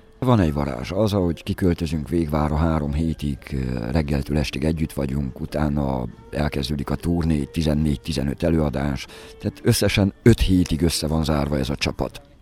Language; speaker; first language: Hungarian; native; Hungarian